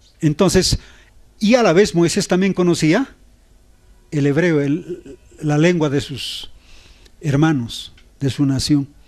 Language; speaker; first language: Spanish; non-native, local second language; Aymara